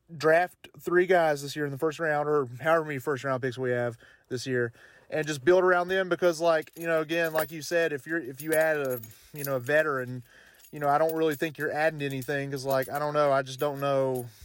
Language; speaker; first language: English; native; English